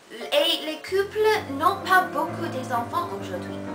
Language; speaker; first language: French; non-native, learner; Korean